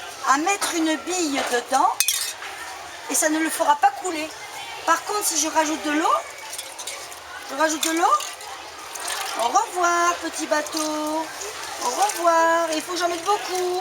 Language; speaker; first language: French; native; French